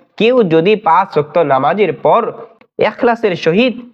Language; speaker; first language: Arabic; non-native, learner; Bangla